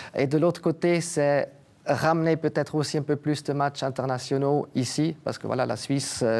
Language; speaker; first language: French; native; French